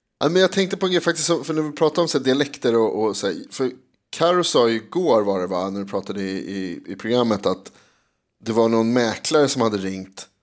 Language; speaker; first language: Swedish; native; Swedish